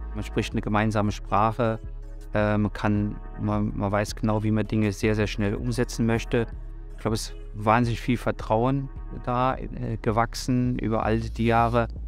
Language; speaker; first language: German; native; German